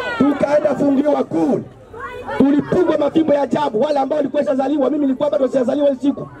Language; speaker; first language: Swahili; non-native, local second language; Bembe